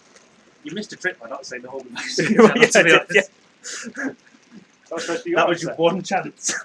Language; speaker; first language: English; native; English